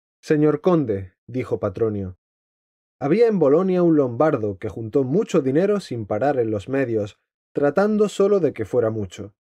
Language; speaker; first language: Spanish; native; Spanish